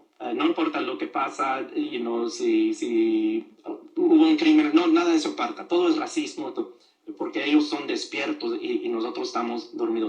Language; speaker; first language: Spanish; early bilingual, other home language; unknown